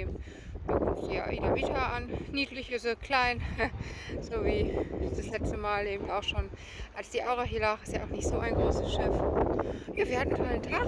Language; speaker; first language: German; native; German